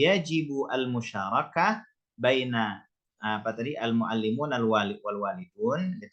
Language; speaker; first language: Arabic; non-native, fluent; Indonesian